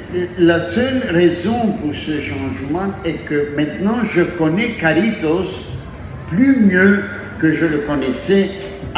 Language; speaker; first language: French; non-native, fluent; Greek